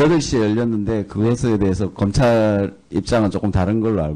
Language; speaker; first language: Korean; native; Korean